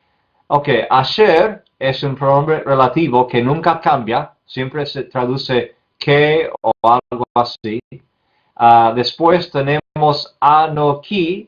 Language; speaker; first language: Spanish; non-native, fluent; English